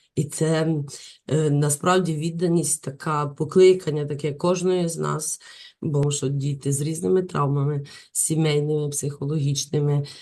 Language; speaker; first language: Ukrainian; native; Ukrainian